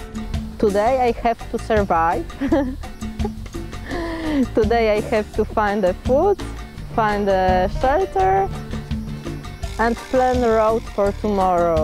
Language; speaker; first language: English; non-native, learner; Polish